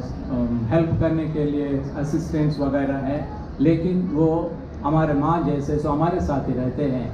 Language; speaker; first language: Hindi; non-native, local second language; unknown